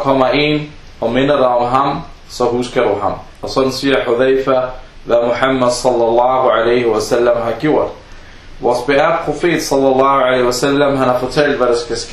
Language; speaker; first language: Danish; early bilingual, other home language; Arabic